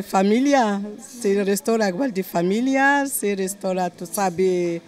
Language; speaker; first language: Spanish; non-native, learner; Arabic